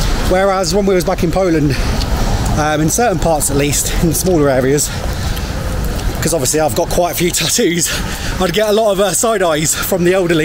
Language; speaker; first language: English; native; English